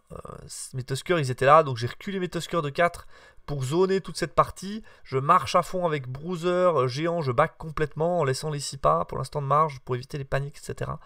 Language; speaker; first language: French; native; French